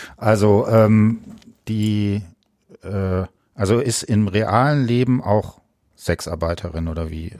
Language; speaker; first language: German; native; German